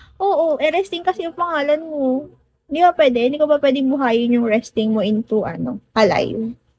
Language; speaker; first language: Filipino; non-native, local second language; Iloko